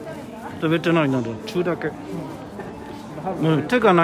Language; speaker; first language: Japanese; non-native, learner; French